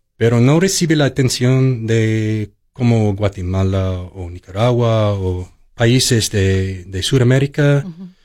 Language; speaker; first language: Spanish; non-native, fluent; English